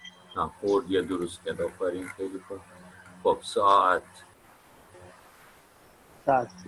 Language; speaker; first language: Persian; non-native, fluent; Urdu